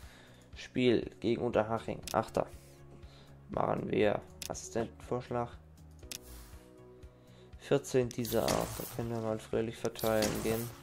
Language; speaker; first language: German; native; German